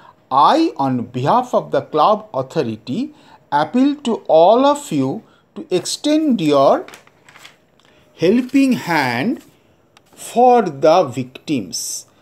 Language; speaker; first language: English; non-native, local second language; Bangla